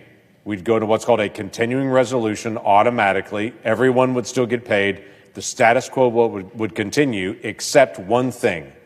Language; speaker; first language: English; native; English